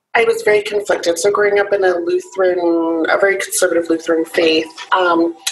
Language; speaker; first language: English; native; English